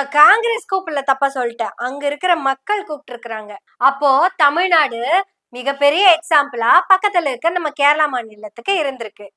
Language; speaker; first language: Tamil; non-native, local second language; Malayalam